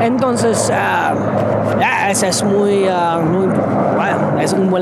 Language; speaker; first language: Spanish; non-native, fluent; English